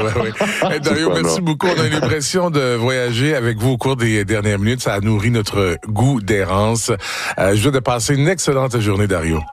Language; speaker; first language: French; native; French